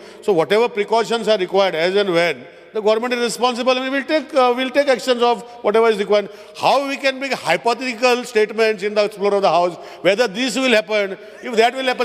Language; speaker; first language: English; non-native, local second language; Konkani